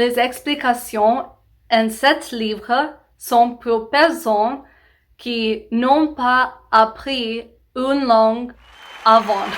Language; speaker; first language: French; non-native, learner; English